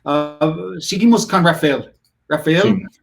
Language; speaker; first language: Spanish; non-native, learner; English